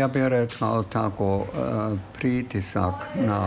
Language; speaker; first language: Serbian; non-native, fluent; German